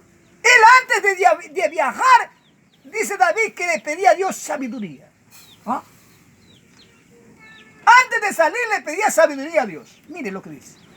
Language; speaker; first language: Spanish; native; Spanish